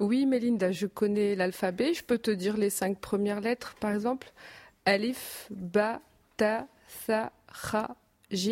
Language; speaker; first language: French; non-native, local second language; Arabic